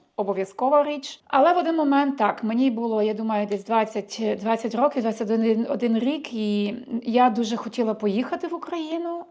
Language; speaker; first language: Ukrainian; early bilingual, heritage; Ukrainian